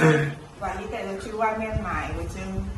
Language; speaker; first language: Chinese; non-native, learner; Vietnamese